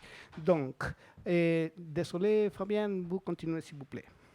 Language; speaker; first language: French; non-native, fluent; Spanish